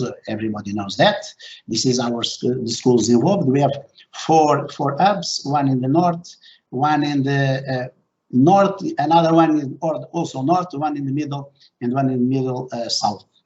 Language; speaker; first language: English; non-native, fluent; Portuguese